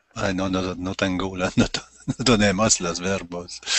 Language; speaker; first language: Spanish; non-native, learner; French